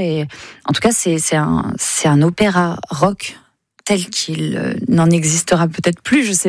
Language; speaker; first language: French; native; French